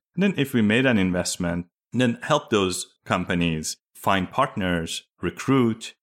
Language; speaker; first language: English; early bilingual, other home language; Persian